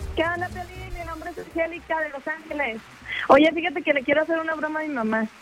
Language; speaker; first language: Spanish; native; Spanish